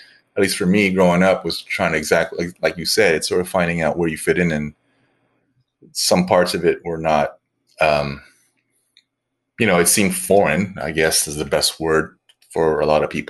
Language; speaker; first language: English; native; English